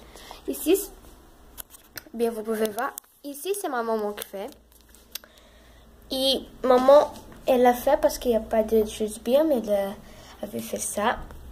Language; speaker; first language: French; non-native, learner; Portuguese